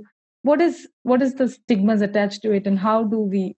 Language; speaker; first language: English; non-native, local second language; Malayalam